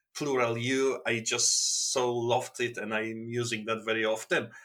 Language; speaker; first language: English; non-native, fluent; Polish